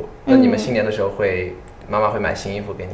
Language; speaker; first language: Chinese; native; Chinese